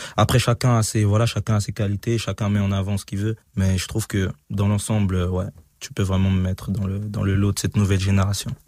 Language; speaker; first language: French; native; French